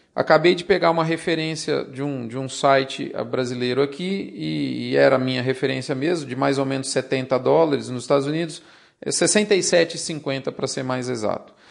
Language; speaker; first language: Portuguese; native; Portuguese